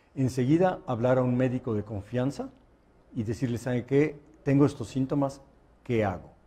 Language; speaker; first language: Spanish; native; Spanish